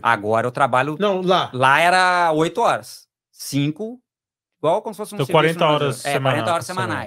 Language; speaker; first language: Portuguese; native; Portuguese